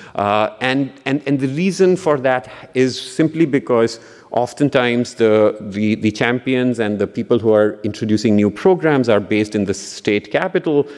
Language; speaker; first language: English; non-native, local second language; Punjabi